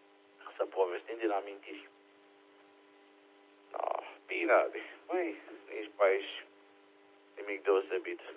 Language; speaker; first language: Romanian; native; Romanian